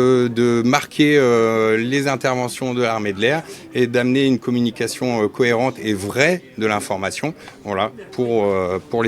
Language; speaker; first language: French; native; French